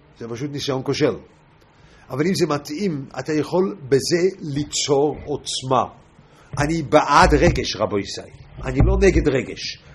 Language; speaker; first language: Hebrew; non-native, fluent; English